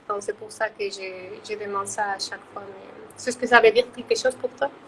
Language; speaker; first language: French; non-native, fluent; Spanish